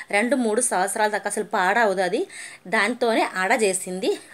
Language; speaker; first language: Telugu; non-native, learner; Malayalam